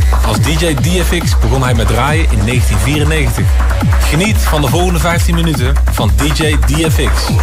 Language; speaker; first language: Dutch; native; Dutch